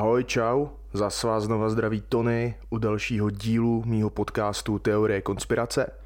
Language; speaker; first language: Czech; native; Czech